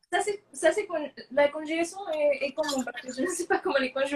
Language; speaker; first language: French; non-native, fluent; Spanish